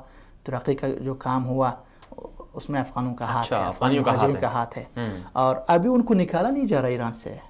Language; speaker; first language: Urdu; non-native, fluent; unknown